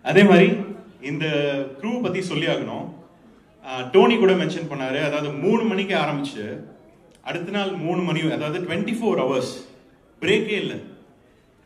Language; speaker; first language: Tamil; native; Tamil